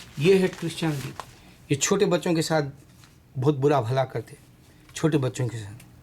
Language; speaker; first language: Urdu; native; Urdu